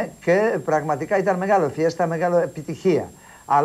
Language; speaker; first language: Greek; non-native, fluent; Polish